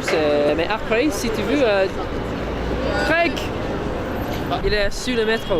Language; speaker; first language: French; non-native, learner; English